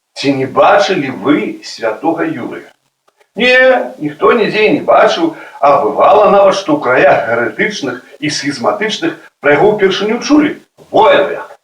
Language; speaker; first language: Belarusian; native; Belarusian